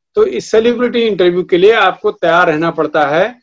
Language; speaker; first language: Hindi; native; Hindi